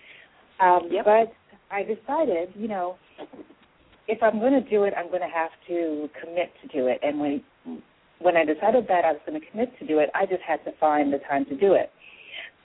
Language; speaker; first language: English; native; English